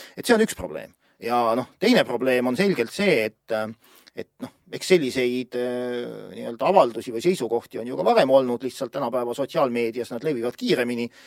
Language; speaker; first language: Estonian; native; Estonian